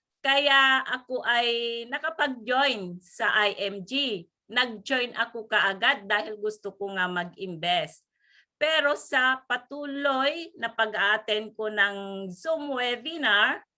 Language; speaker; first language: Filipino; non-native, local second language; Iloko